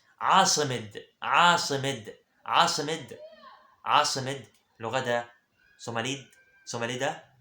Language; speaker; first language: Arabic; early bilingual, other home language; Somali